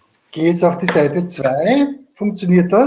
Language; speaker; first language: German; native; German